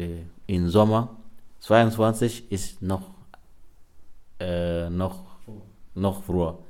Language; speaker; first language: German; non-native, learner; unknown